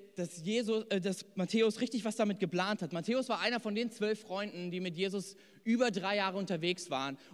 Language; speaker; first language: German; native; German